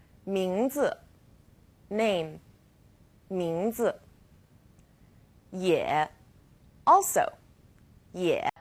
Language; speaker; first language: Chinese; non-native, fluent; English